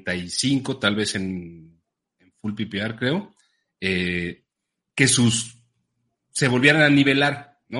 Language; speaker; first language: Spanish; native; Spanish